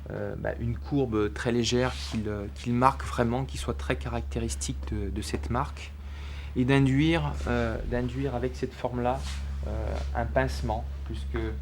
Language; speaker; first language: French; native; French